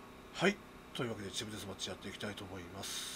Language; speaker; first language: Japanese; native; Japanese